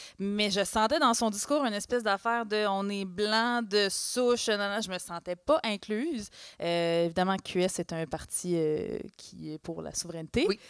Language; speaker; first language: French; early bilingual, other home language; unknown